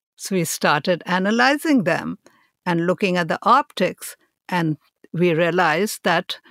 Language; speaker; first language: English; non-native, local second language; Hindi